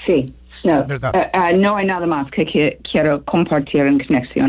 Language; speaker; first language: Spanish; non-native, fluent; English